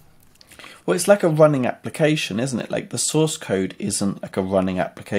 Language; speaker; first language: English; native; English